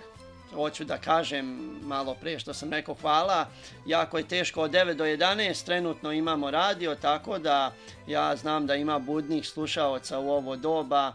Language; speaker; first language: Serbian; native; Serbian